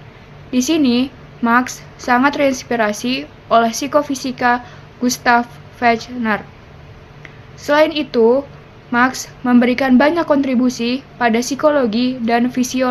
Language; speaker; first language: Indonesian; native; Indonesian